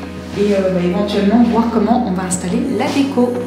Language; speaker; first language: French; native; French